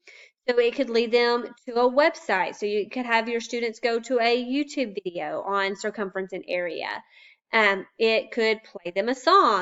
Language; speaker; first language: English; native; English